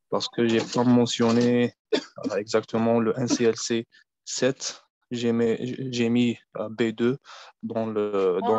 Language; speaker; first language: French; non-native, fluent; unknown